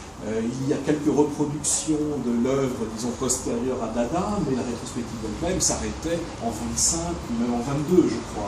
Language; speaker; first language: French; native; French